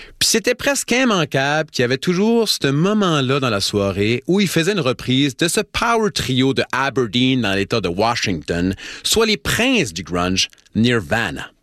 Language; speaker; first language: French; native; French